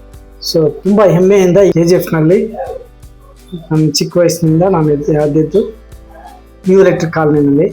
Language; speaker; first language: Kannada; non-native, local second language; Tamil